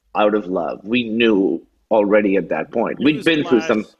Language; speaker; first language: English; non-native, local second language; Urdu